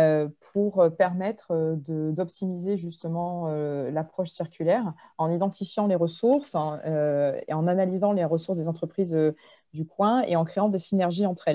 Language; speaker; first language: French; native; French